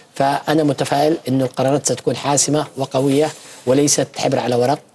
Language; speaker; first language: Arabic; native; Arabic